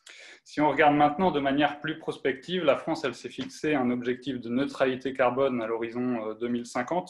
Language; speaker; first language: French; native; French